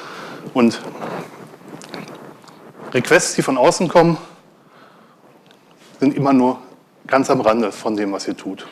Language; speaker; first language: German; native; German